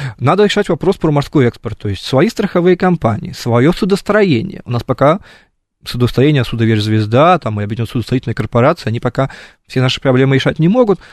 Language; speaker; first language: Russian; native; Russian